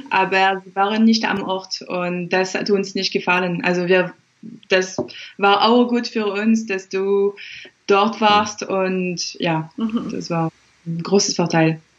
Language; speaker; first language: German; non-native, fluent; French